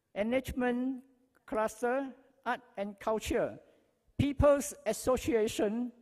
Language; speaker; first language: English; non-native, local second language; Chinese